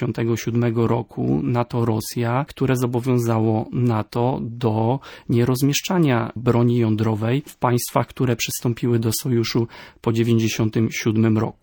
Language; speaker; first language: Polish; native; Polish